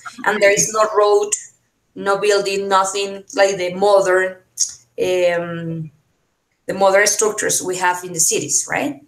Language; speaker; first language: English; non-native, fluent; Spanish